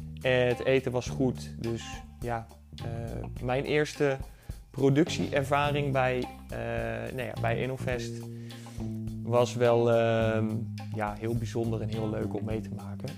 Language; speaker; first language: Dutch; native; Dutch